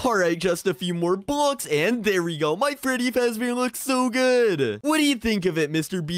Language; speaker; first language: English; native; English